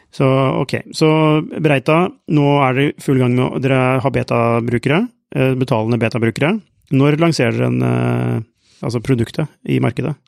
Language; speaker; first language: Norwegian; native; Norwegian